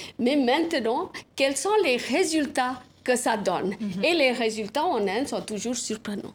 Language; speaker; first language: French; non-native, fluent; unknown